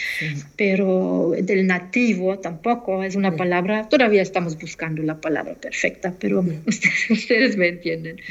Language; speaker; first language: Spanish; non-native, fluent; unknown